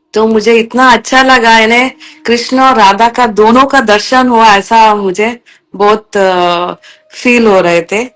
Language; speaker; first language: Hindi; non-native, local second language; Kannada